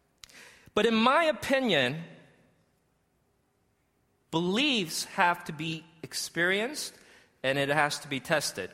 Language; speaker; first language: English; native; English